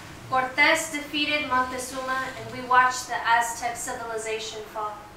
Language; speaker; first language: English; early bilingual, other home language; Spanish